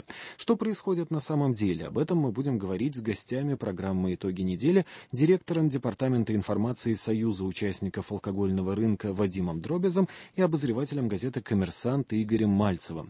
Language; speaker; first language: Russian; native; Russian